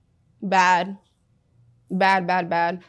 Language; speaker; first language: English; early bilingual, other home language; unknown